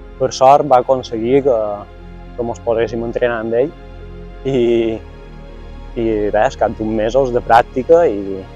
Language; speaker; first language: Catalan; native; Catalan